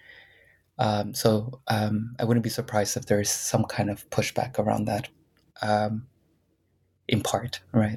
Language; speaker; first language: English; early bilingual, other home language; Spanish